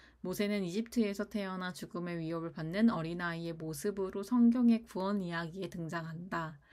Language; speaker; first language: Korean; native; Korean